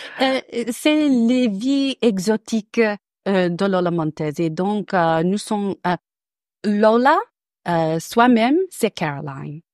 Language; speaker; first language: French; non-native, learner; English